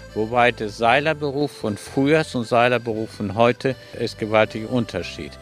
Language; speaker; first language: German; non-native, fluent; Spanish